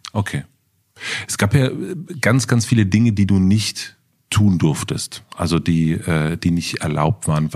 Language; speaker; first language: German; native; German